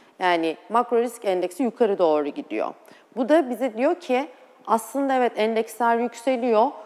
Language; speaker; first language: Turkish; native; Turkish